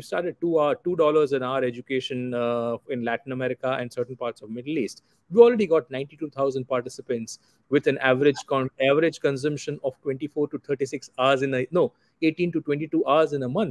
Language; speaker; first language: English; non-native, local second language; Gujarati